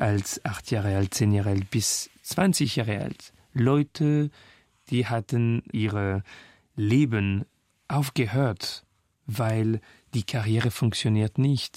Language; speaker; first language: German; non-native, fluent; French